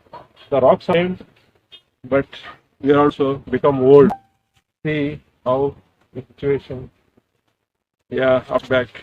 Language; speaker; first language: English; non-native, learner; Telugu